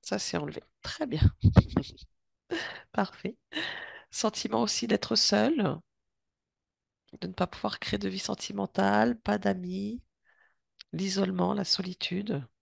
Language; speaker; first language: French; native; French